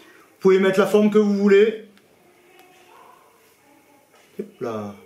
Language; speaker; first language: French; native; French